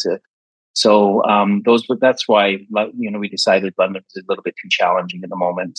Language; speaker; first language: English; native; English